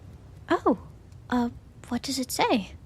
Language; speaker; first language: English; native; English